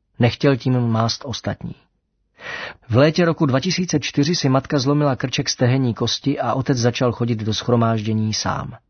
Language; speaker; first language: Czech; native; Czech